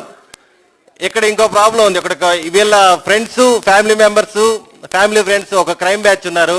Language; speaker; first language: Telugu; native; Telugu